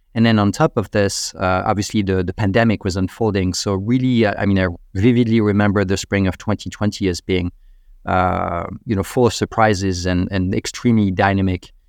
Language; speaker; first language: English; non-native, fluent; French